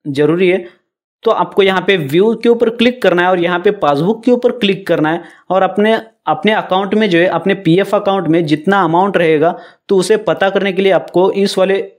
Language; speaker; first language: Hindi; non-native, local second language; Marathi